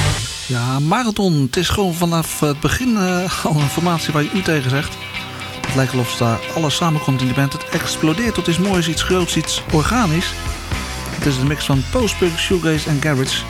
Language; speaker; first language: Dutch; native; Dutch